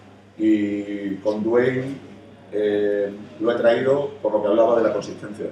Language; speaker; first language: Spanish; native; Spanish